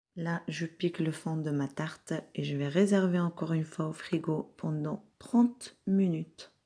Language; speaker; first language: French; non-native, local second language; Arabic